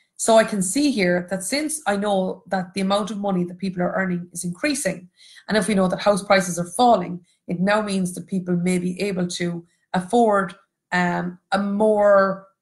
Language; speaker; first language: English; native; English